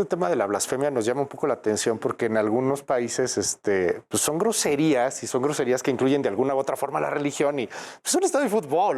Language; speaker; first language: Spanish; native; Spanish